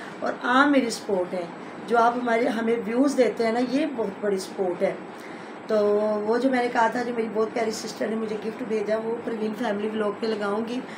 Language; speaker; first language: Urdu; non-native, local second language; Punjabi